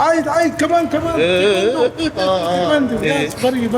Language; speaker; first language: English; non-native, learner; Arabic